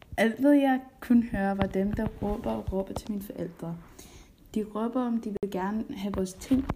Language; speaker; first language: Danish; early bilingual, heritage; Danish